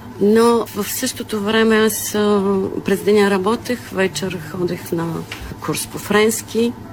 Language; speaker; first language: Bulgarian; non-native, local second language; Turkish